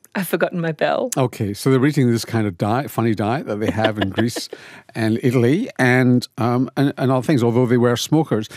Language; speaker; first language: English; native; English